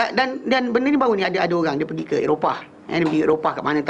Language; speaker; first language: Malay; native; Malay